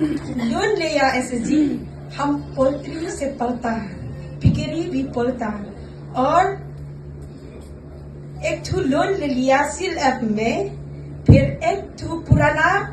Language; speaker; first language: Hindi; non-native, local second language; Khasi